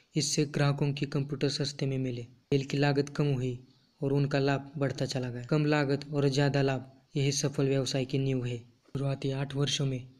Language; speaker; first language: Hindi; non-native, local second language; Marathi